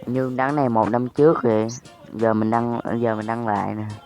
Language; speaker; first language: Vietnamese; native; Vietnamese